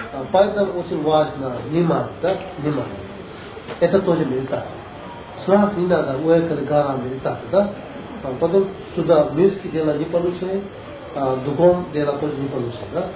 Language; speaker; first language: Russian; non-native, learner; Tibetan